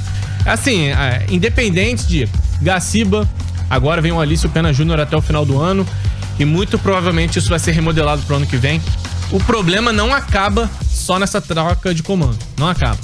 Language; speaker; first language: Portuguese; native; Portuguese